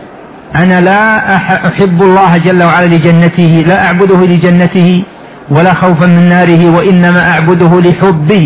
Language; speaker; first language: Arabic; native; Arabic